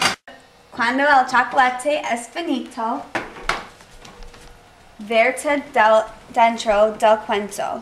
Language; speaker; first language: Spanish; non-native, learner; English